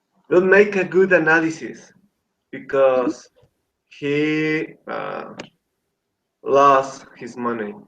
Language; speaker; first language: English; non-native, learner; Spanish